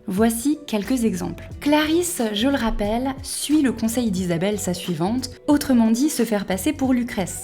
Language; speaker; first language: French; native; French